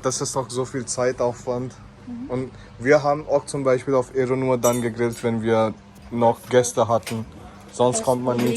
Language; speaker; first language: German; non-native, fluent; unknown